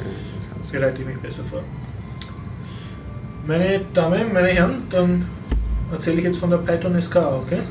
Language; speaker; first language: German; native; German